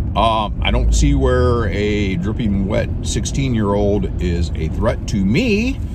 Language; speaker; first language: English; native; English